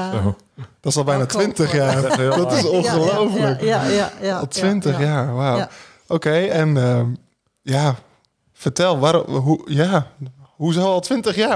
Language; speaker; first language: Dutch; native; Dutch